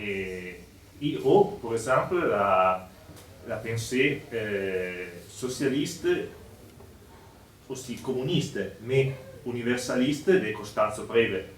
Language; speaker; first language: French; non-native, fluent; Spanish